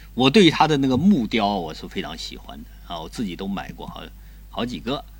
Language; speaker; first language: Chinese; native; Chinese